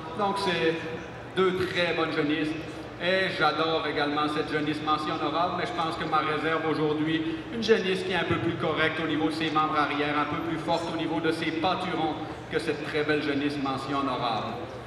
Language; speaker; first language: French; native; French